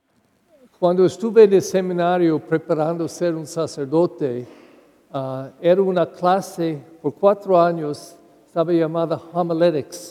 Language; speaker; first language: Spanish; non-native, learner; English